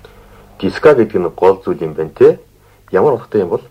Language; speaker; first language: Mongolian; native; Mongolian